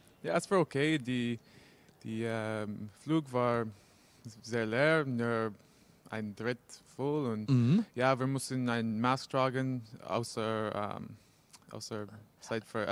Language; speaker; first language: German; non-native, learner; English